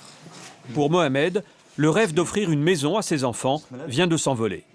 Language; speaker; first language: French; native; French